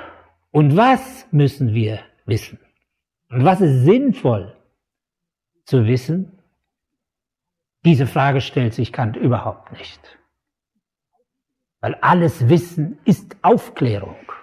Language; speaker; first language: German; native; German